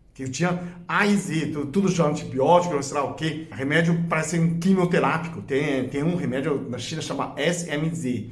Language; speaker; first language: Portuguese; non-native, fluent; Chinese